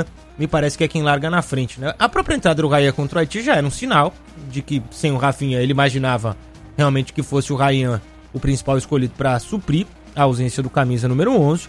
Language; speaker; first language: Portuguese; native; Portuguese